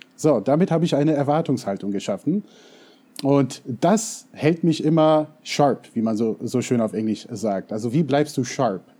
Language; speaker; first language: German; non-native, fluent; English